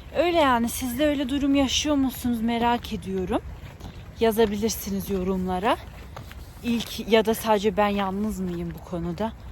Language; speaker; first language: Turkish; early bilingual, heritage; Turkish